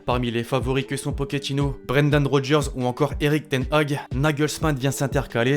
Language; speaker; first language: French; native; French